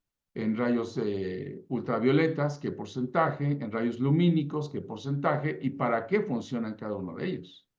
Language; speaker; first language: Spanish; native; Spanish